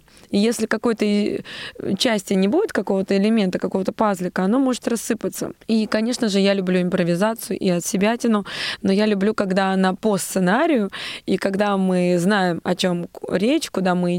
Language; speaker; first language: Russian; native; Russian